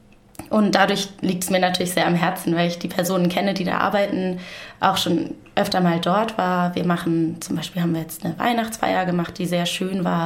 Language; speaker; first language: German; native; German